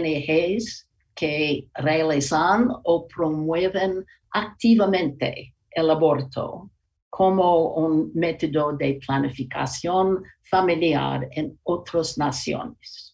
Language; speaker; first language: Spanish; non-native, learner; English